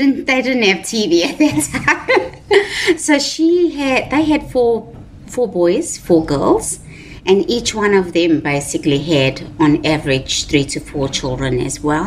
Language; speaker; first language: English; native; English